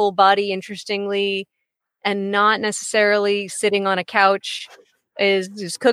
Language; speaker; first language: English; native; English